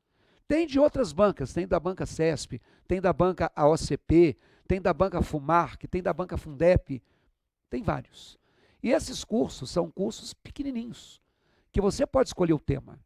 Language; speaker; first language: Portuguese; native; Portuguese